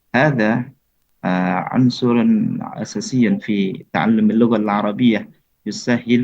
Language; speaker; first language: Arabic; non-native, fluent; Indonesian